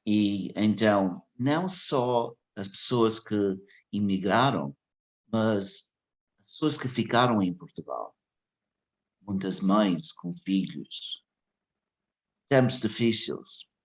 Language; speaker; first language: Portuguese; early bilingual, heritage; English